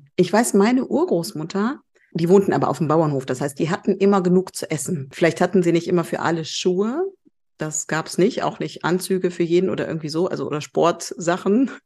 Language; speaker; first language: German; native; German